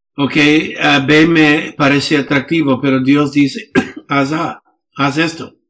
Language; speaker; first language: Spanish; non-native, fluent; English